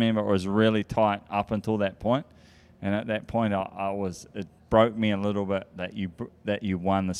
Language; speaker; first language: English; native; English